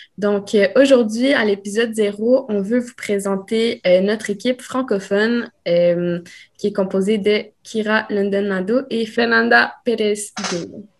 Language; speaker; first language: French; early bilingual, other home language; Spanish